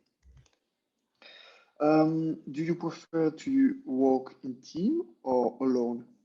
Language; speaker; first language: English; non-native, learner; French